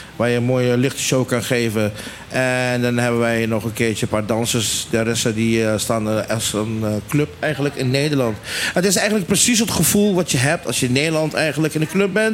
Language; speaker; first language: Dutch; non-native, local second language; Papiamento